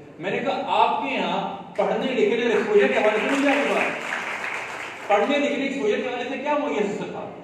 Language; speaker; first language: Urdu; non-native, local second language; Sindhi